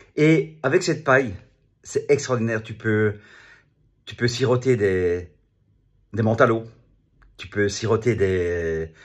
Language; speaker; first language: French; native; French